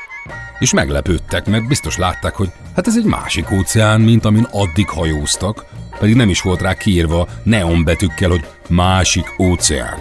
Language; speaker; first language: Hungarian; native; Hungarian